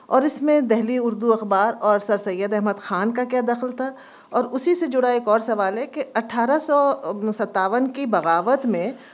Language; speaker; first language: Hindi; native; Hindi